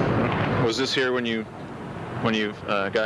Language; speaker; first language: English; native; English